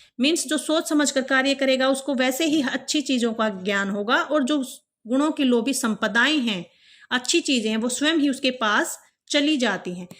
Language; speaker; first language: Hindi; native; Hindi